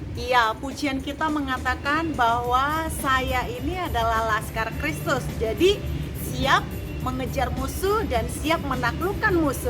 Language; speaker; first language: Indonesian; native; Indonesian